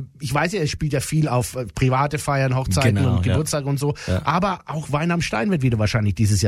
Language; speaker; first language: German; native; German